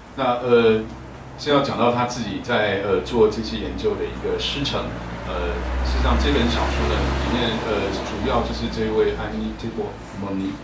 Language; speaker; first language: Chinese; native; Chinese